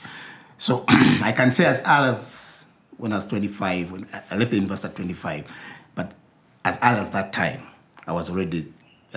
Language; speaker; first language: English; non-native, local second language; Ganda